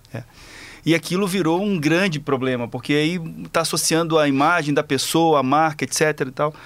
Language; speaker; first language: Portuguese; native; Portuguese